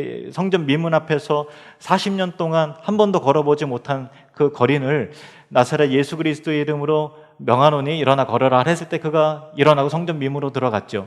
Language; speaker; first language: Korean; native; Korean